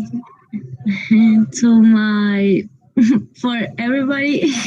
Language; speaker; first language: English; non-native, learner; Spanish